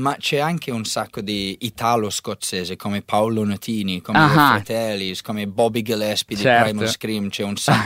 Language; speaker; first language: Italian; non-native, learner; English